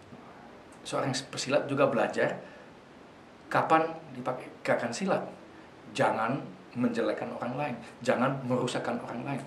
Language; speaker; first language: Indonesian; non-native, fluent; Dutch